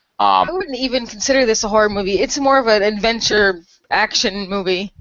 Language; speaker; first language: English; native; English